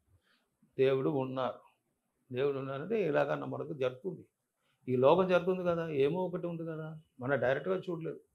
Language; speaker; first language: Telugu; non-native, learner; Tamil